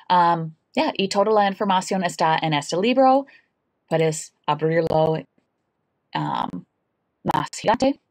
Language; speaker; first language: Spanish; non-native, learner; English